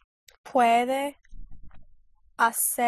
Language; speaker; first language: Spanish; non-native, learner; English